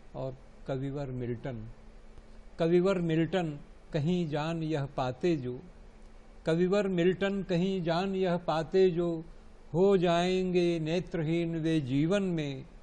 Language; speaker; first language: Hindi; native; Hindi